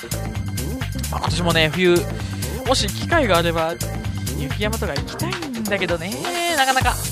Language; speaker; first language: Japanese; native; Japanese